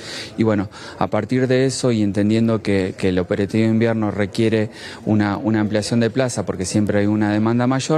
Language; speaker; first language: Spanish; native; Spanish